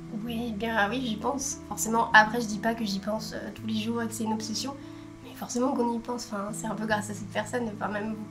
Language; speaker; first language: French; native; French